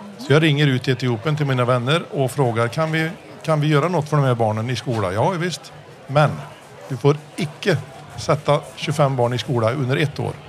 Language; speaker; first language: Swedish; early bilingual, heritage; Swedish